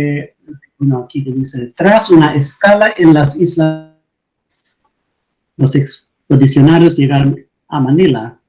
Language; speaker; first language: Spanish; non-native, fluent; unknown